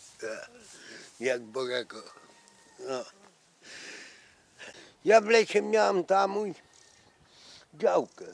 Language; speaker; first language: Polish; non-native, local second language; Ukrainian